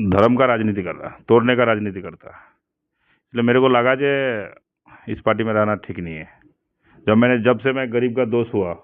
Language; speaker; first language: Hindi; non-native, local second language; Bangla